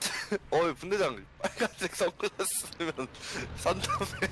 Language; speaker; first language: Korean; native; Korean